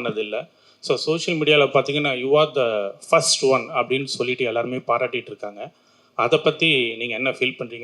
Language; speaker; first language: Tamil; native; Tamil